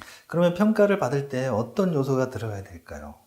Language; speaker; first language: Korean; native; Korean